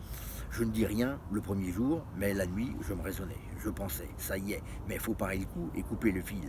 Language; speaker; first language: French; native; French